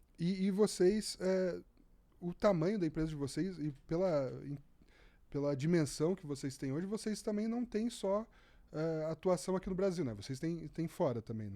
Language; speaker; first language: Portuguese; native; Portuguese